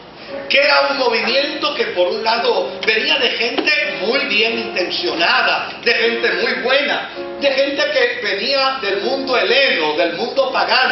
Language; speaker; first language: Spanish; native; Spanish